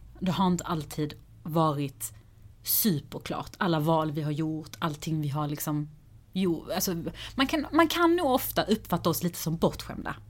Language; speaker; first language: Swedish; early bilingual, other home language; Persian